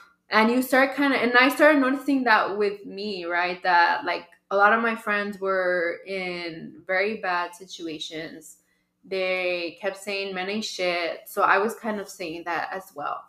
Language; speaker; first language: English; early bilingual, other home language; Spanish